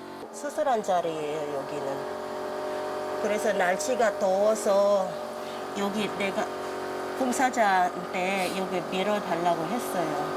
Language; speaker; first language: Korean; non-native, learner; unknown